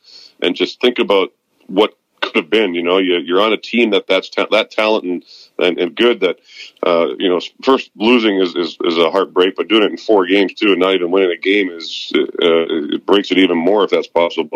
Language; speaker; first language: English; native; English